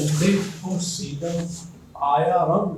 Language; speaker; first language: Persian; non-native, learner; Urdu